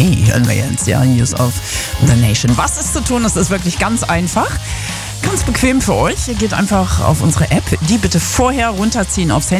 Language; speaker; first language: German; native; German